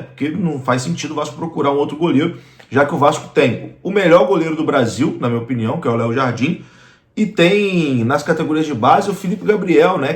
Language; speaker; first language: Portuguese; native; Portuguese